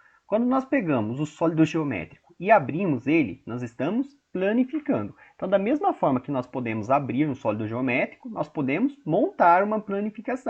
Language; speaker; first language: Portuguese; native; Portuguese